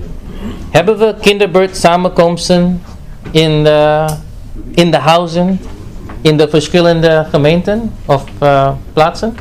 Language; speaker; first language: Dutch; non-native, fluent; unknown